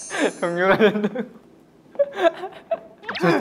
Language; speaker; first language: Korean; native; Korean